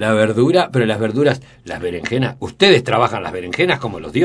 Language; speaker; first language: Spanish; native; Spanish